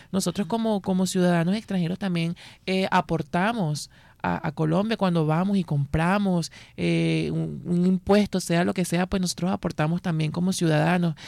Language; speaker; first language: Spanish; native; Spanish